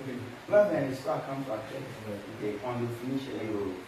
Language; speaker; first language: Italian; non-native, fluent; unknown